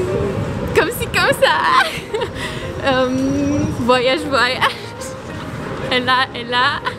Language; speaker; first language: French; non-native, learner; Polish